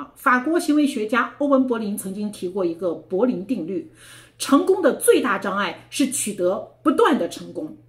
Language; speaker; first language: Chinese; native; Chinese